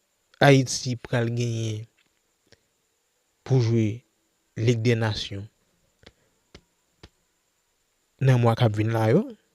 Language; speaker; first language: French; non-native, local second language; Haitian Creole